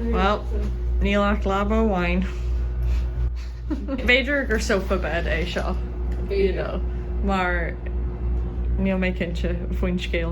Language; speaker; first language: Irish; non-native, local second language; English